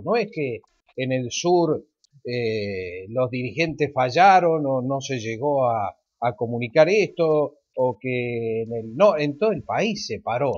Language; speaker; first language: Spanish; native; Spanish